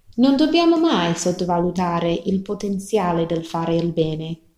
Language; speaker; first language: Italian; non-native, fluent; English